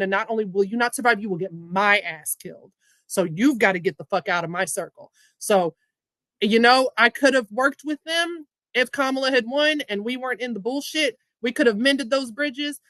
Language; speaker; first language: English; native; English